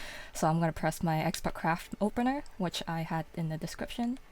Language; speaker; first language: English; native; English